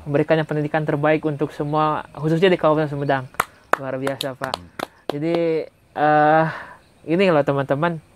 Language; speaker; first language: Indonesian; non-native, local second language; Sundanese